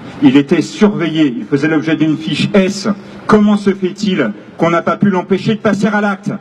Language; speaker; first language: French; native; French